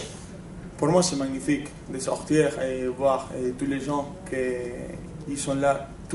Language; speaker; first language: French; non-native, fluent; Spanish